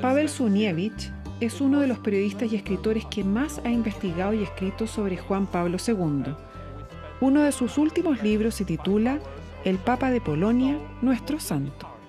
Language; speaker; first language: Spanish; native; Spanish